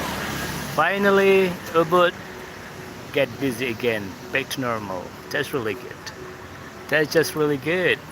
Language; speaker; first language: English; non-native, learner; Indonesian